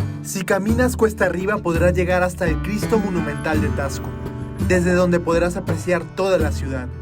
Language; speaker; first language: Spanish; native; Spanish